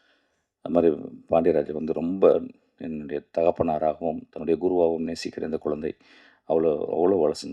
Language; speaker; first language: Tamil; native; Tamil